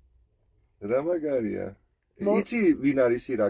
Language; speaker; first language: Georgian; non-native, learner; German